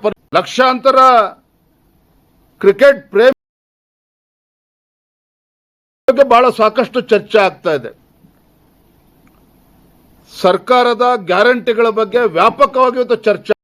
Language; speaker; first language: Kannada; native; Kannada